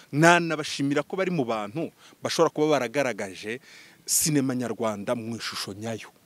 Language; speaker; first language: Kinyarwanda; early bilingual, heritage; Kinyarwanda